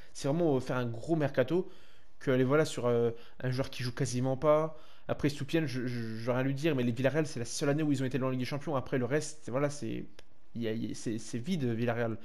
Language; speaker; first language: French; native; French